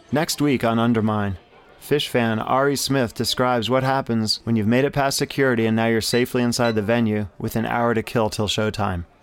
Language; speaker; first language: English; native; English